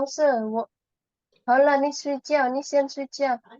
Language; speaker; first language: Chinese; early bilingual, heritage; Chinese